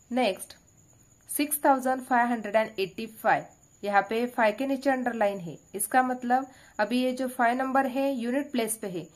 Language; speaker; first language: Hindi; non-native, local second language; Marathi